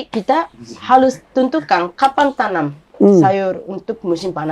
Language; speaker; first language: Indonesian; non-native, fluent; Japanese